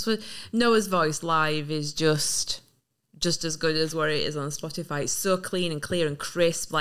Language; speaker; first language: English; native; English